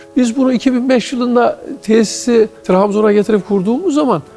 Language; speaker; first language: Turkish; native; Turkish